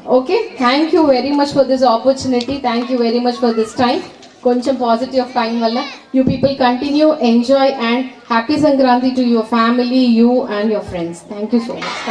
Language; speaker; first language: English; non-native, local second language; Telugu